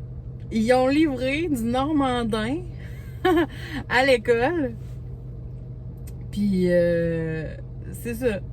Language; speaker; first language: French; native; French